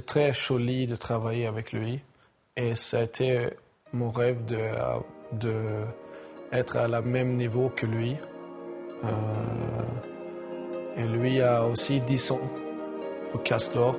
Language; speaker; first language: French; non-native, learner; Swedish